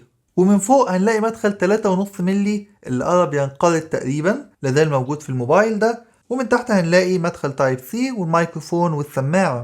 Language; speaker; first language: Arabic; native; Arabic